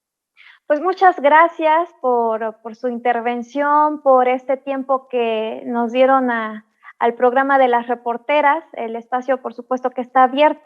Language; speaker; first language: Spanish; native; Spanish